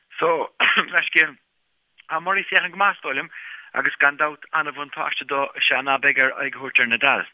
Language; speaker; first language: Irish; native; Irish